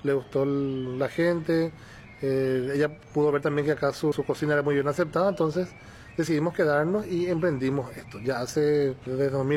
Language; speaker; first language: Spanish; native; Spanish